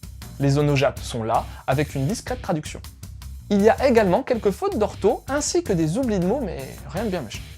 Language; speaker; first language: French; native; French